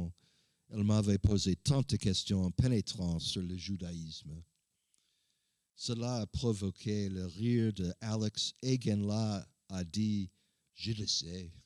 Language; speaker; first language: French; non-native, learner; English